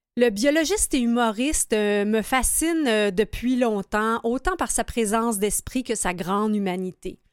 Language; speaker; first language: French; native; French